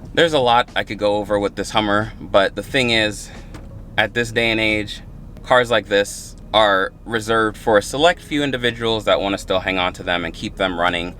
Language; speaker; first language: English; native; English